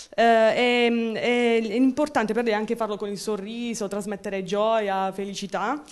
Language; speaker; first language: Italian; native; Italian